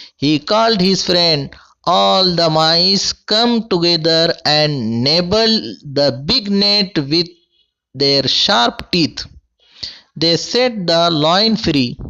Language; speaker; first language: English; non-native, local second language; Urdu